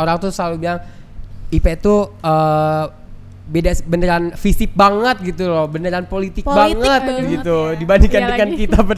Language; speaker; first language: Indonesian; native; Indonesian